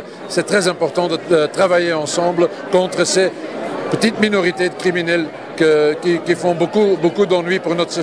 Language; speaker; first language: French; non-native, local second language; Dutch